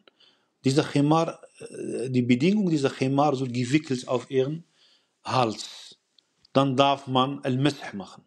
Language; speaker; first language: German; non-native, fluent; Arabic